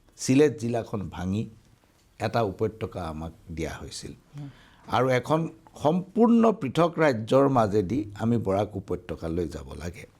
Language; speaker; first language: Assamese; native; Assamese